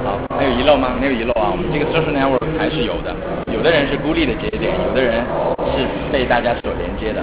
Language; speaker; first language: Chinese; native; Chinese